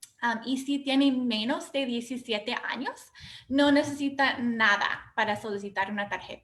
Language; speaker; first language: Spanish; non-native, fluent; English